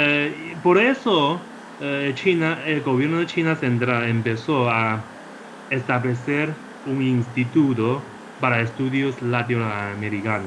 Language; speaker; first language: Spanish; non-native, fluent; Chinese